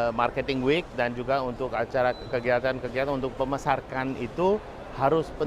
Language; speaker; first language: Indonesian; non-native, fluent; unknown